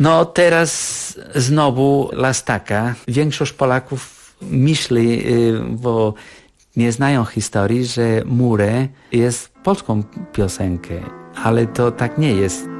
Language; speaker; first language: Polish; non-native, fluent; Catalan